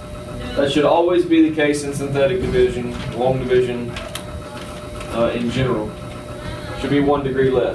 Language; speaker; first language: English; native; English